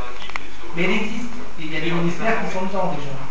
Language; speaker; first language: French; native; French